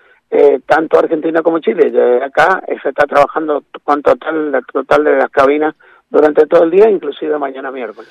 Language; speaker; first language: Spanish; native; Spanish